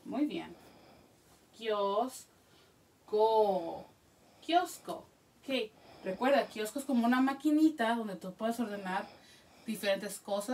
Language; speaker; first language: Spanish; early bilingual, heritage; Spanish